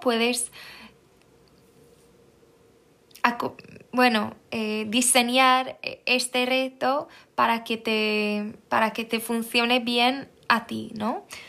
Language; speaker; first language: Spanish; non-native, fluent; Swedish